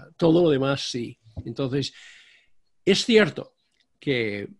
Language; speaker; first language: Spanish; non-native, fluent; English